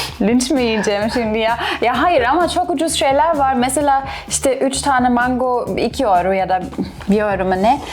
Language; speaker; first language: Turkish; non-native, fluent; German